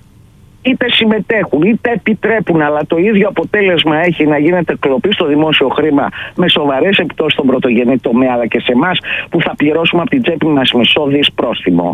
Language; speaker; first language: Greek; native; Greek